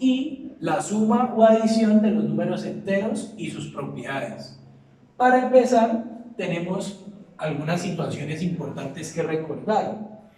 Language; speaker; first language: Spanish; native; Spanish